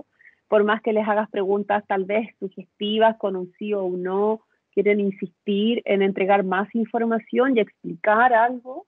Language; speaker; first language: Spanish; native; Spanish